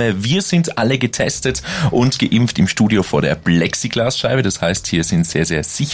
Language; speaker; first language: German; native; German